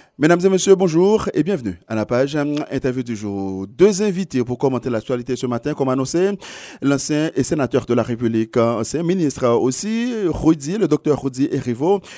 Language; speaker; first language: French; non-native, local second language; Haitian Creole